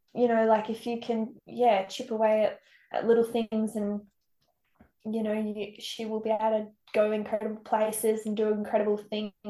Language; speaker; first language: English; native; English